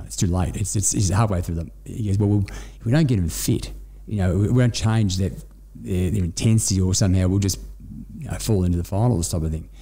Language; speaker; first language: English; native; English